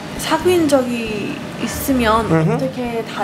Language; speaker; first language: Korean; non-native, learner; Persian